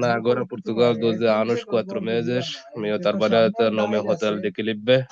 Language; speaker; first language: Portuguese; non-native, learner; Bangla